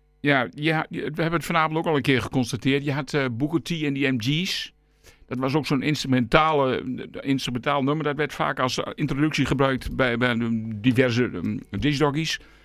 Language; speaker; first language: Dutch; native; Dutch